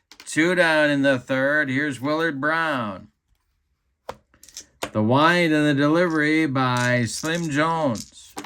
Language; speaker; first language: English; native; English